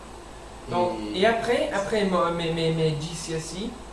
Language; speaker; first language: French; non-native, learner; English